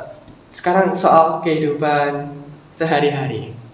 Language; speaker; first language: Indonesian; native; Indonesian